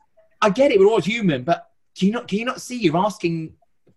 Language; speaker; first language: English; native; English